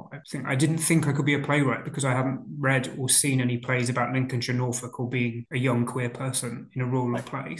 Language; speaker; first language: English; native; English